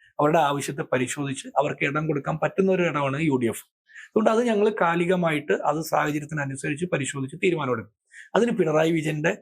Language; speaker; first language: Malayalam; native; Malayalam